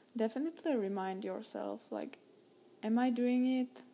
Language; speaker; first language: English; non-native, fluent; Czech